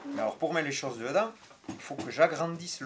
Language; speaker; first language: French; native; French